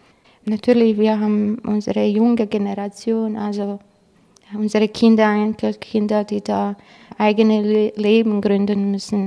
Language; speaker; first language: German; non-native, fluent; Croatian